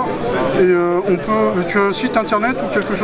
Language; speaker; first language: French; native; French